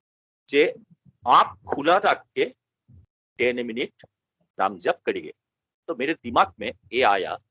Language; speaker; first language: Hindi; non-native, local second language; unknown